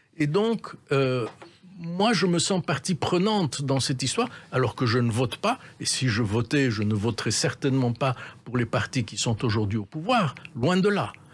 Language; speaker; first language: French; native; French